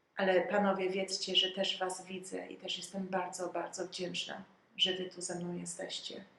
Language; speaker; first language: Polish; early bilingual, heritage; Polish